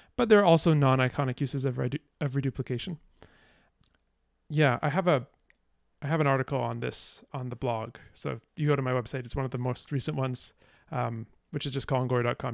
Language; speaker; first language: English; native; English